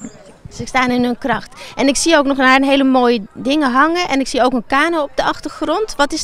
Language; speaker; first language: Dutch; native; Dutch